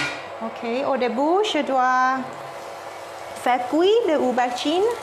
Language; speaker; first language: French; non-native, learner; Thai